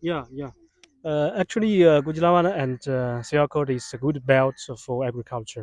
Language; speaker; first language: English; non-native, fluent; Chinese